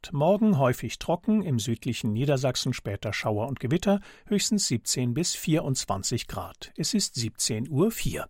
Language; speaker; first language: German; native; German